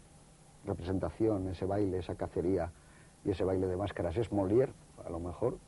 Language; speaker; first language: Spanish; native; Spanish